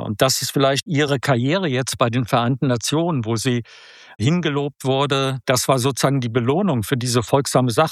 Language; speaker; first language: German; native; German